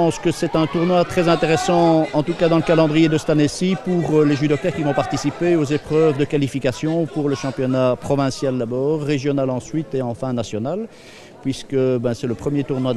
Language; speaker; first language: French; native; French